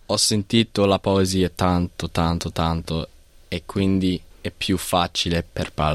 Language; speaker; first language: Italian; non-native, learner; English